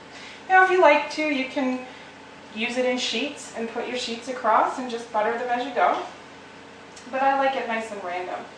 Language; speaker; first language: English; native; English